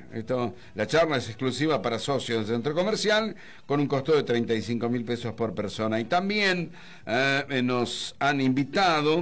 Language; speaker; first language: Spanish; native; Spanish